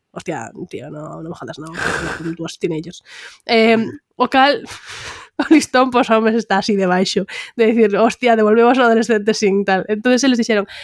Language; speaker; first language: Spanish; native; Spanish